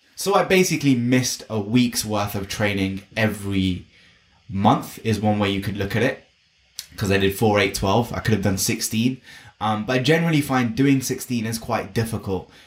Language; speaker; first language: English; native; English